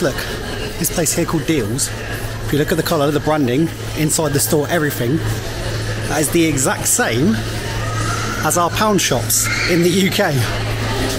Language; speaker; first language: English; native; English